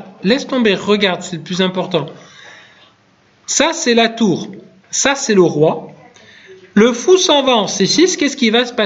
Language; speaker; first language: French; native; French